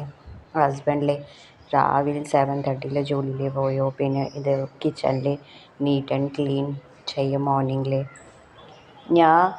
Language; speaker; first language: Malayalam; non-native, learner; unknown